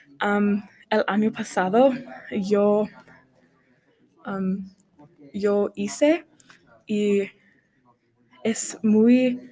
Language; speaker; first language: Spanish; non-native, learner; English